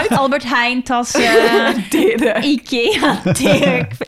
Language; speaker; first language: Dutch; non-native, fluent; Norwegian